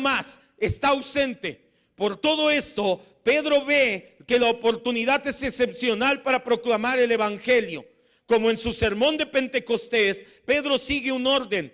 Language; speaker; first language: Spanish; native; Spanish